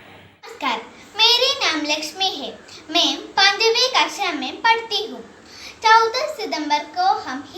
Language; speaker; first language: Hindi; non-native, local second language; Malayalam